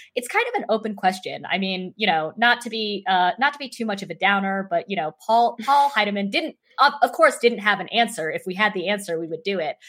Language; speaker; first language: English; native; English